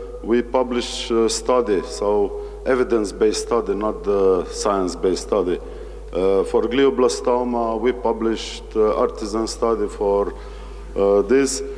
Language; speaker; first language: English; non-native, fluent; Slovenian